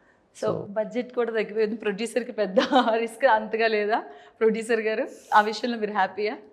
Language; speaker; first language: Telugu; native; Telugu